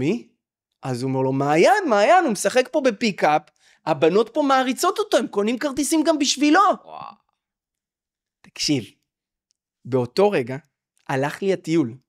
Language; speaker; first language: Hebrew; native; Hebrew